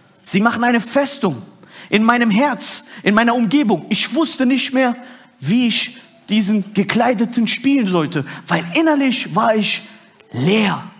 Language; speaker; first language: German; early bilingual, other home language; Turkish